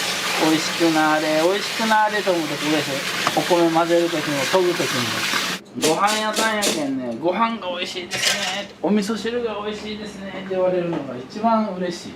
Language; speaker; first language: Japanese; native; Japanese